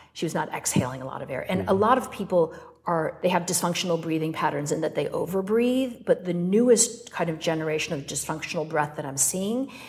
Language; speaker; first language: English; native; English